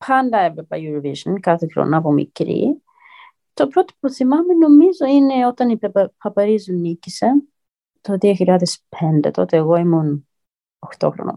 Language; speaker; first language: Greek; early bilingual, heritage; Greek